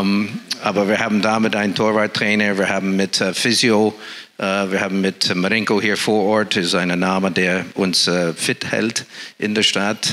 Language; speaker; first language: German; non-native, fluent; English